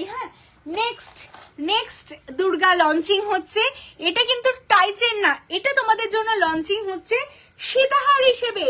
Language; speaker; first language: Bangla; native; Bangla